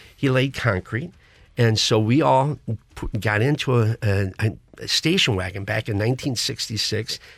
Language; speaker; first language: English; native; English